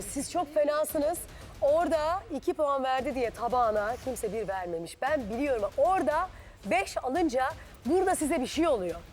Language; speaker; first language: Turkish; native; Turkish